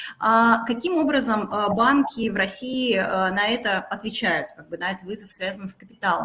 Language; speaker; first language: Russian; native; Russian